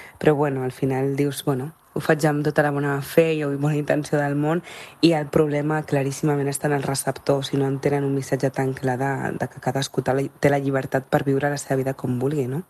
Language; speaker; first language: Catalan; early bilingual, other home language; Arabic